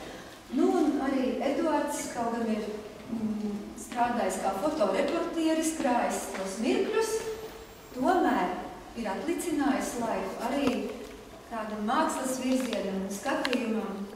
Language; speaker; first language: Latvian; native; Latvian